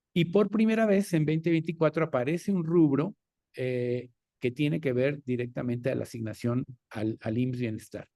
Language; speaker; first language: Spanish; native; Spanish